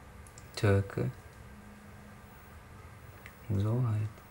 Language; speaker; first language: German; early bilingual, other home language; Turkish